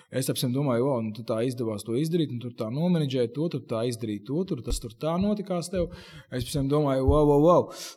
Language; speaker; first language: Latvian; native; Latvian